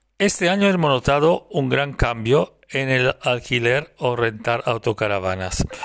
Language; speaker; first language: Spanish; non-native, fluent; Italian